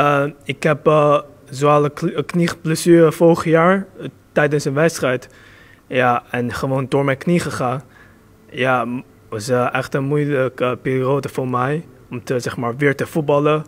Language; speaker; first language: Dutch; early bilingual, other home language; Chinese